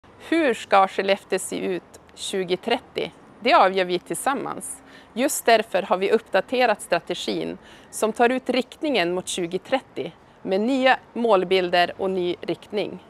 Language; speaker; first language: Swedish; native; Swedish